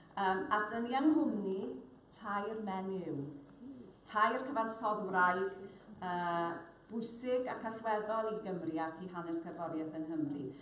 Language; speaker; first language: Welsh; native; Welsh